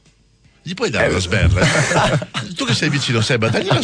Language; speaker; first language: Italian; native; Italian